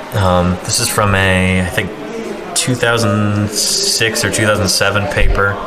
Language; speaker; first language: English; native; English